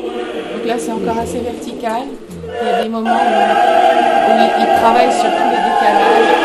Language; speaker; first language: French; native; French